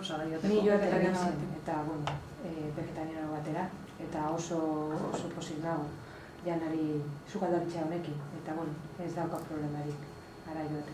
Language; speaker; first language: Basque; non-native, learner; Spanish